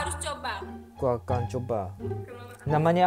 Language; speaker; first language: Indonesian; non-native, learner; Japanese